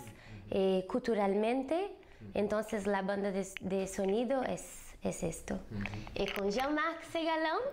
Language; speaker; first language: Spanish; non-native, fluent; Portuguese